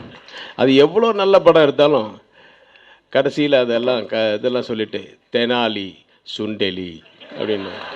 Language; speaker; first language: Tamil; native; Tamil